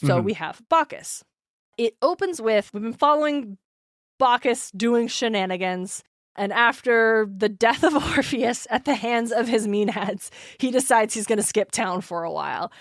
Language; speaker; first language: English; native; English